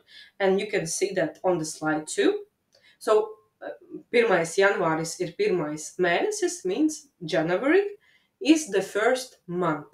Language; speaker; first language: English; non-native, fluent; Latvian